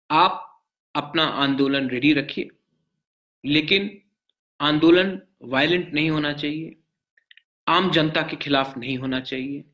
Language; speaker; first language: Hindi; non-native, local second language; Bangla